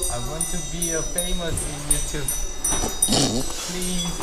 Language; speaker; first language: English; non-native, learner; Korean